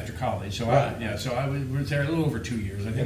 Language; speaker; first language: English; native; English